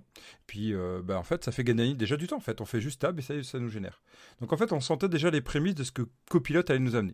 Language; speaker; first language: French; native; French